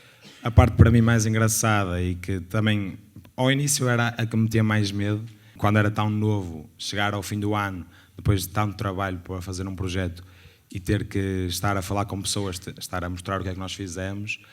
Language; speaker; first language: Portuguese; native; Portuguese